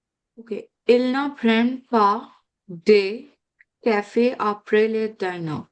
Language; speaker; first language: French; non-native, learner; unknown